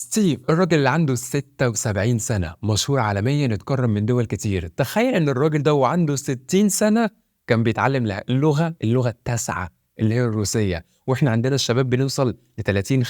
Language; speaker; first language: Arabic; native; Arabic